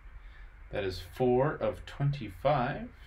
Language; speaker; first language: English; native; English